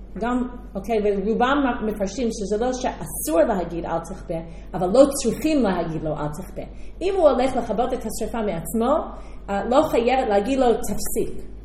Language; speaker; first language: Hebrew; non-native, fluent; English